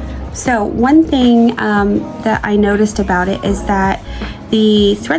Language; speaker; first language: English; native; English